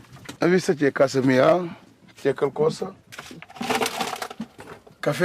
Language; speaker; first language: Italian; non-native, learner; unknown